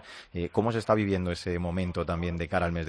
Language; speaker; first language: Spanish; native; Spanish